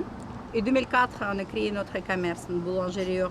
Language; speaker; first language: French; non-native, fluent; Russian